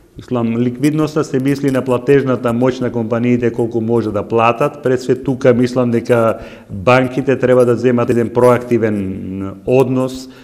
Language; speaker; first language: Macedonian; non-native, local second language; Albanian